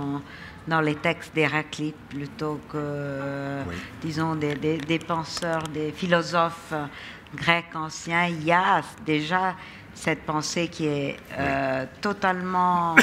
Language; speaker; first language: French; non-native, fluent; Italian